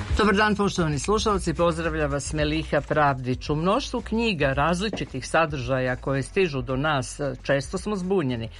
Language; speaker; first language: Serbian; native; Serbian